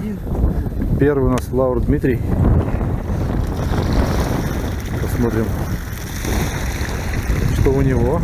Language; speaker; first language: Russian; native; Russian